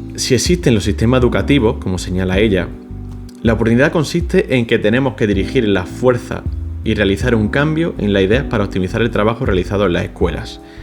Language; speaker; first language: Spanish; native; Spanish